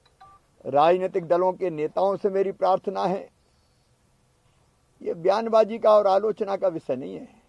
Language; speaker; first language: Hindi; native; Hindi